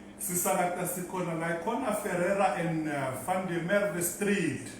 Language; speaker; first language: Zulu; non-native, local second language; Swati